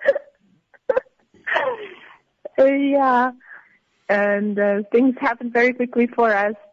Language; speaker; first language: English; non-native, fluent; Russian